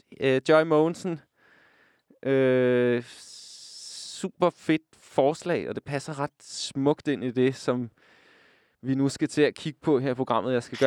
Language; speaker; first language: Danish; native; Danish